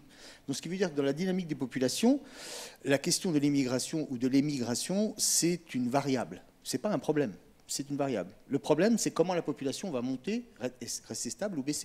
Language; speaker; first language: French; native; French